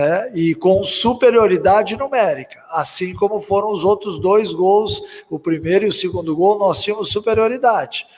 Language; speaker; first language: Portuguese; native; Portuguese